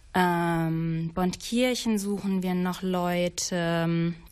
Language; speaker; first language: German; native; German